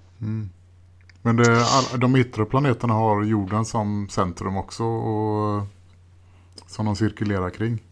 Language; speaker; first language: Swedish; native; Swedish